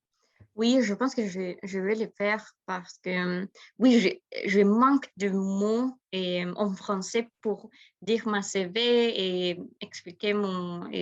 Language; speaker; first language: French; non-native, learner; Spanish